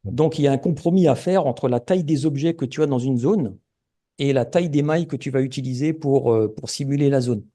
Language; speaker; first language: French; native; French